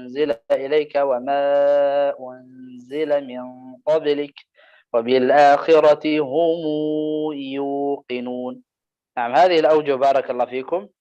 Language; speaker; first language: Arabic; native; Arabic